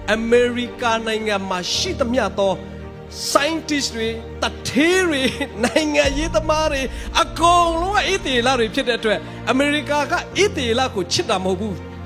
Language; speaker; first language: Burmese; non-native, local second language; Tedim Chin